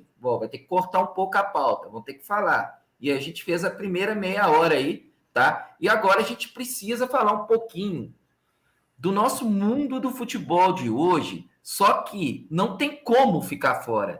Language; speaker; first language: Portuguese; native; Portuguese